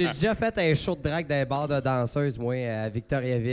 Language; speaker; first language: French; native; French